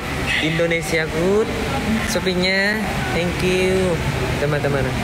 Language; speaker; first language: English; non-native, learner; Vietnamese